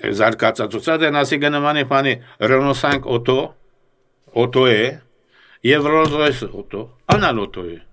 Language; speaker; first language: Armenian; early bilingual, heritage; Armenian